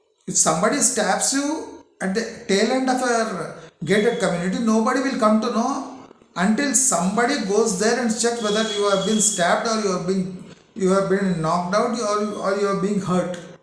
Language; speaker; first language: English; non-native, local second language; Telugu